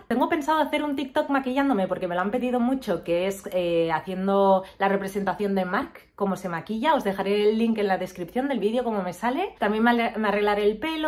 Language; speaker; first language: Spanish; native; Spanish